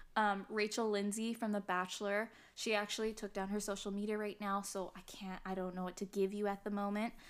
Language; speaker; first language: English; early bilingual, other home language; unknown